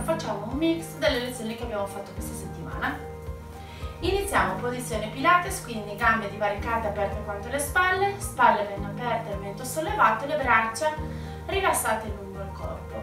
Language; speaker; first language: Italian; native; Italian